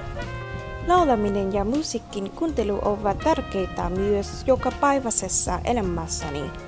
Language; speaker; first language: Finnish; non-native, learner; Vietnamese